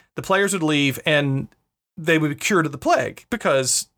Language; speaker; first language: English; native; English